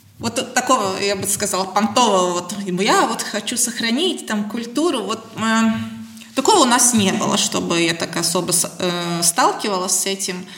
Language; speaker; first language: Russian; non-native, local second language; Latvian